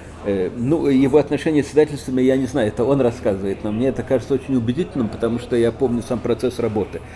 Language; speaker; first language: Russian; native; Russian